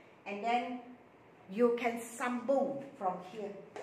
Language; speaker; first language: English; non-native, local second language; Malay